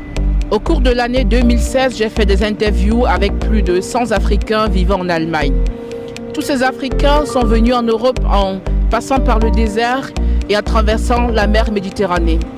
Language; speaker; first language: French; native; French